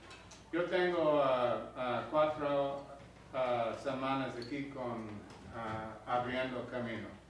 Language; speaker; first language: Spanish; non-native, learner; English